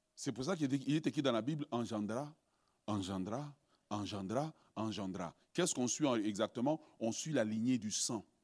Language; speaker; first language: French; early bilingual, other home language; Lingala